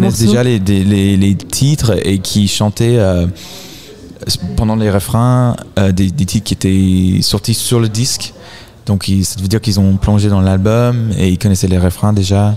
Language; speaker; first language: French; non-native, fluent; English